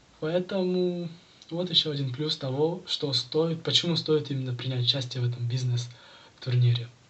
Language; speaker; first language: Russian; native; Russian